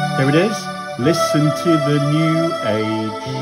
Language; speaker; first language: English; native; English